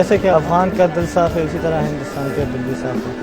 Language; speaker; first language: Hindi; non-native, learner; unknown